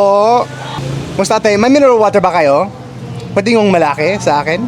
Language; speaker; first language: Filipino; non-native, learner; English